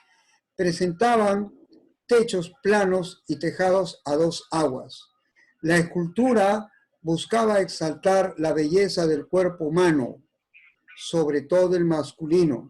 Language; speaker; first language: Spanish; native; Spanish